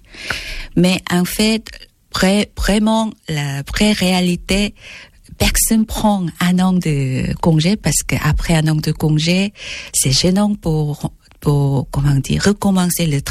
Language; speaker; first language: French; non-native, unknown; Korean